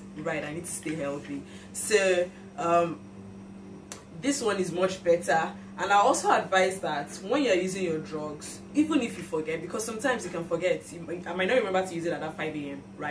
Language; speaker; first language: English; non-native, local second language; Yoruba